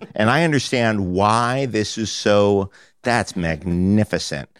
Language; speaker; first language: English; native; English